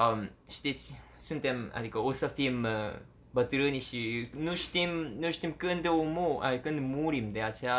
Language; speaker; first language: Romanian; non-native, learner; Korean